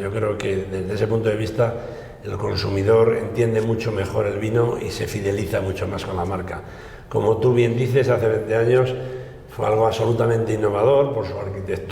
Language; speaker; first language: Spanish; native; Spanish